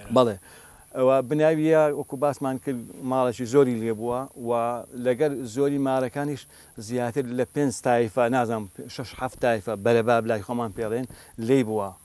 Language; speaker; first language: Central Kurdish; native; Central Kurdish